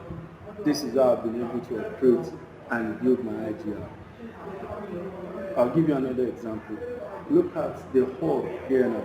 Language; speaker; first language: English; non-native, local second language; Yoruba